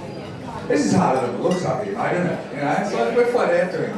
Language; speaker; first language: English; native; English